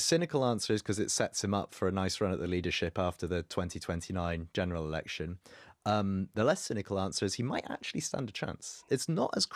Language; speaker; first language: English; native; English